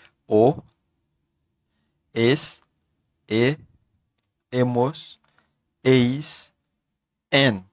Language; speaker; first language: Spanish; non-native, fluent; Haitian Creole